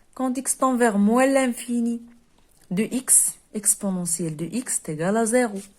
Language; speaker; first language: French; non-native, local second language; Arabic